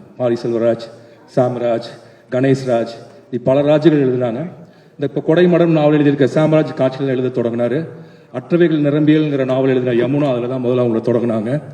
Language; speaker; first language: Tamil; native; Tamil